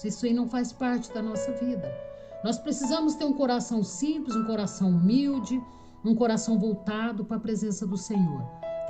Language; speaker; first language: Portuguese; native; Portuguese